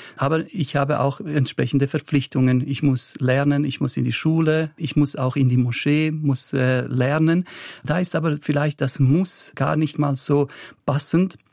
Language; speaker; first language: German; early bilingual, other home language; Bosnian